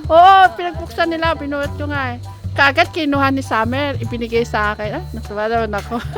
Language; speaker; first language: Filipino; native; Filipino